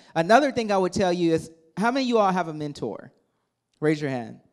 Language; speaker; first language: English; native; English